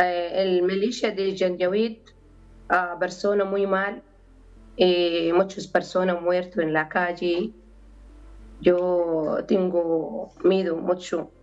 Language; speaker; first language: Spanish; non-native, learner; Arabic